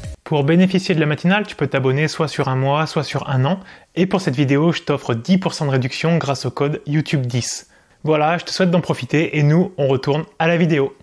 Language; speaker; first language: French; native; French